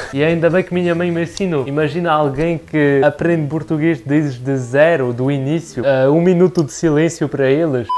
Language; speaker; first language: Portuguese; early bilingual, other home language; French